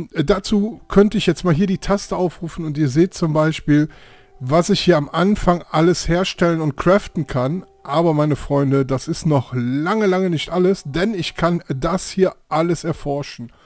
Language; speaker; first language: German; native; German